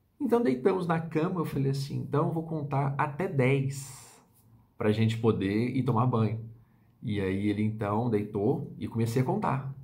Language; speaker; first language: Portuguese; native; Portuguese